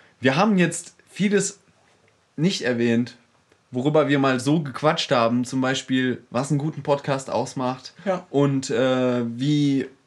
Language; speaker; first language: German; early bilingual, other home language; Russian